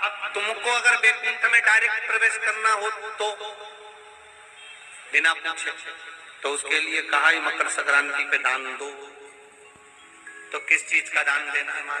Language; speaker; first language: Hindi; native; Hindi